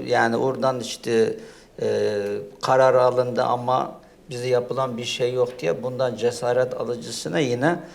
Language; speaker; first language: Turkish; non-native, fluent; Uyghur